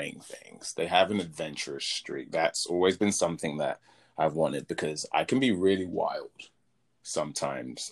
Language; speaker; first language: English; native; English